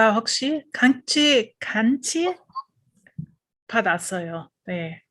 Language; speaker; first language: Korean; non-native, learner; English